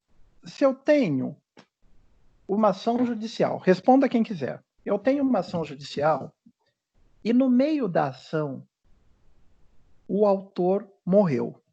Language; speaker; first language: Portuguese; native; Portuguese